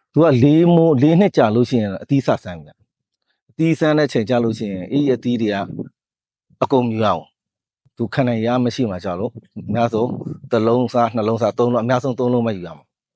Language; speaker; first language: Burmese; native; Burmese